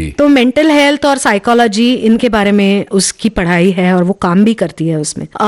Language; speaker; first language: Hindi; non-native, local second language; Marathi